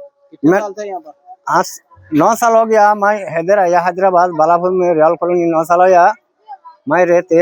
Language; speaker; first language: Hindi; non-native, learner; Rohingya